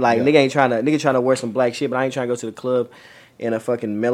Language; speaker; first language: English; native; English